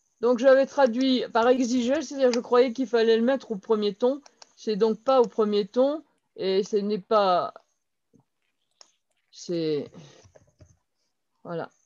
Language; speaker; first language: French; non-native, fluent; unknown